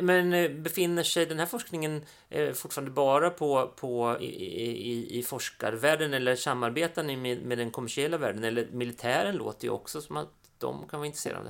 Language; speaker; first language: Swedish; native; Swedish